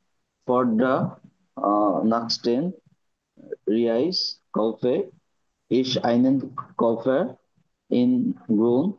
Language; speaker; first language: German; non-native, learner; Bangla